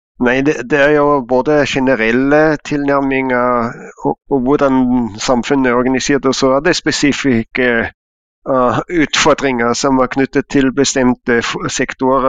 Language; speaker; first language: Norwegian; non-native, fluent; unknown